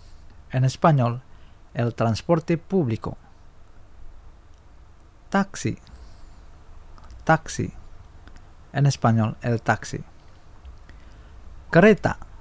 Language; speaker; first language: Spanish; non-native, fluent; Indonesian